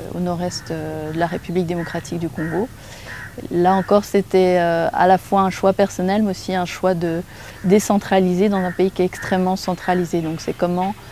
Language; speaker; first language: French; native; French